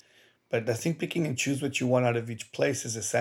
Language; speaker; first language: English; early bilingual, other home language; Spanish